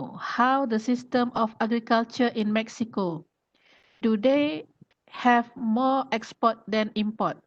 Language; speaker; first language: English; non-native, fluent; Malay